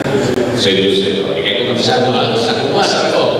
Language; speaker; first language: Filipino; non-native, local second language; Cebuano